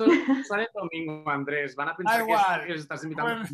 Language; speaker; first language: Spanish; native; Spanish